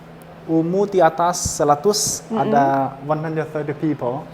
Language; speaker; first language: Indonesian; non-native, learner; Chinese